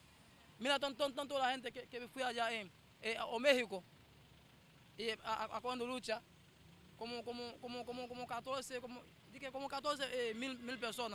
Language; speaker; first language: Spanish; non-native, learner; Haitian Creole